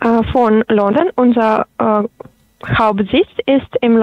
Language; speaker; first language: German; non-native, learner; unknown